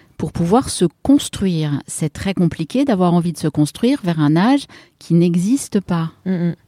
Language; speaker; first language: French; native; French